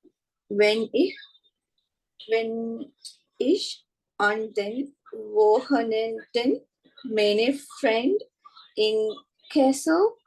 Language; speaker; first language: German; non-native, learner; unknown